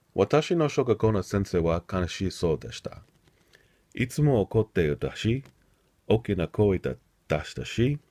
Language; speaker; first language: Japanese; non-native, learner; English